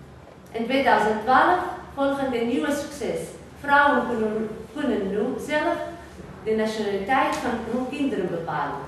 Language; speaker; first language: Dutch; non-native, fluent; Arabic